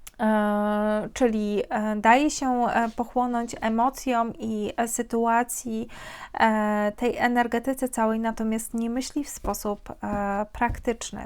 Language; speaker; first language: Polish; native; Polish